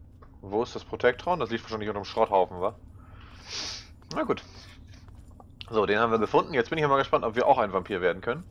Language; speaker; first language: German; native; German